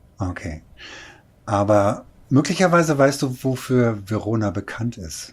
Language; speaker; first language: German; native; German